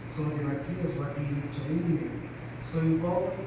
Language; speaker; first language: English; non-native, fluent; Spanish